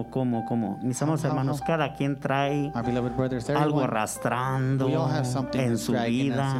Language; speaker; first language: Spanish; native; Spanish